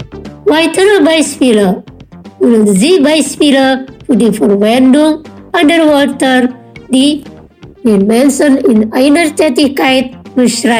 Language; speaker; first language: German; non-native, fluent; Indonesian